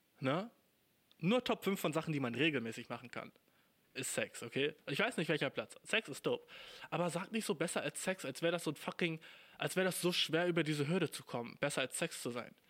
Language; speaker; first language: German; native; German